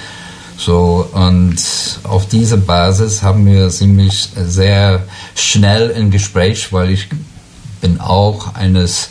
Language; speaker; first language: German; non-native, learner; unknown